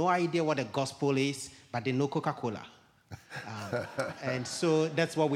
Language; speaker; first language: English; non-native, local second language; Ewe